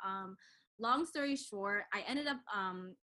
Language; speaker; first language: English; non-native, local second language; French